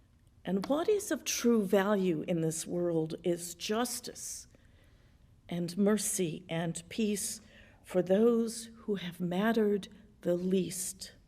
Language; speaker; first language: English; native; English